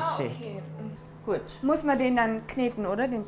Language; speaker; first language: German; native; German